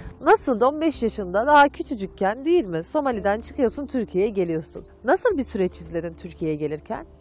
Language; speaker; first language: Turkish; native; Turkish